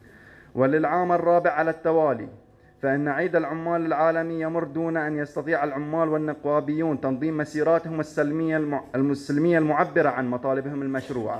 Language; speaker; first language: Arabic; native; Arabic